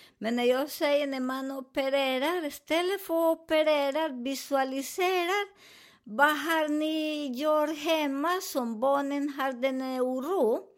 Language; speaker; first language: Swedish; non-native, learner; Spanish